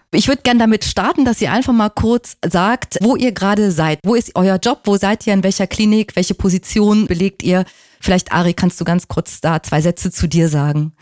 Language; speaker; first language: German; native; German